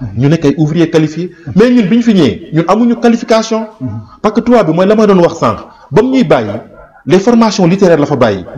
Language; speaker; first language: Wolof; non-native, local second language; Fula